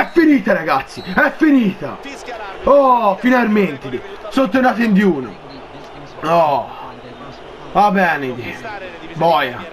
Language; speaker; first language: Italian; native; Italian